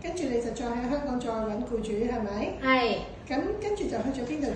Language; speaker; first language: Cantonese; native; Cantonese